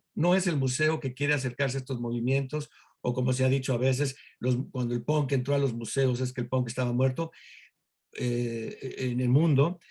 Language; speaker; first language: Spanish; native; Spanish